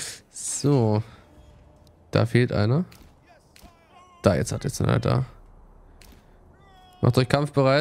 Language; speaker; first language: German; native; German